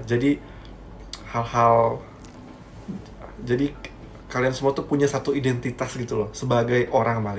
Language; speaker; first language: Indonesian; native; Indonesian